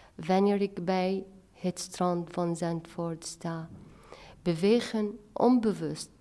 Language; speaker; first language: Dutch; non-native, fluent; Arabic